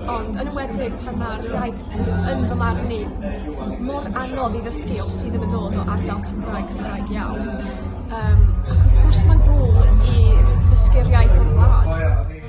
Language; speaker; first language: Welsh; non-native, local second language; English